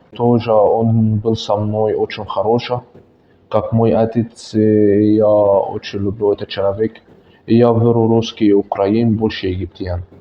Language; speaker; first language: Russian; non-native, learner; Arabic